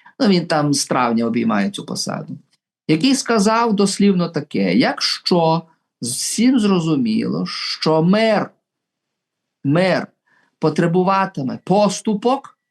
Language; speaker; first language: Ukrainian; native; Ukrainian